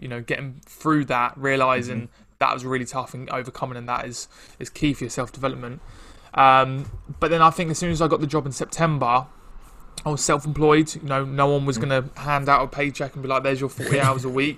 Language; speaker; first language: English; native; English